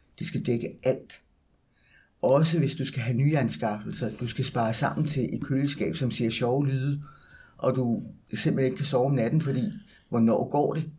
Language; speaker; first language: Danish; native; Danish